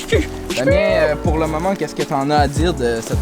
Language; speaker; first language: French; native; French